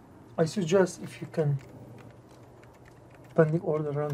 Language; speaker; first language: English; non-native, fluent; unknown